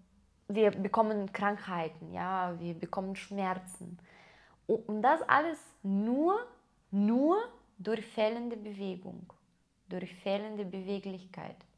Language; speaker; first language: German; non-native, fluent; Russian